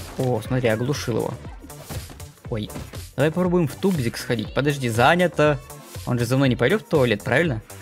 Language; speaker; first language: Russian; native; Russian